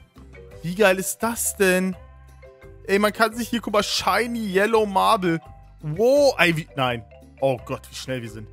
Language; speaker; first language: German; native; German